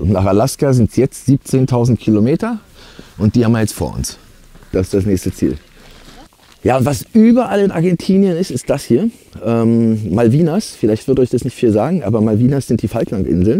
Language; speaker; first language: German; native; German